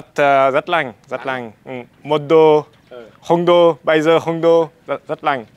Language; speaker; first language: Vietnamese; non-native, learner; French